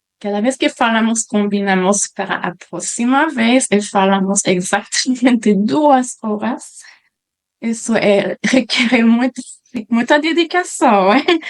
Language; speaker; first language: Portuguese; non-native, fluent; French